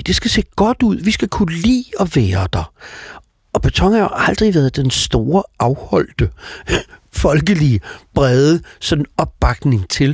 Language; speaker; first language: Danish; native; Danish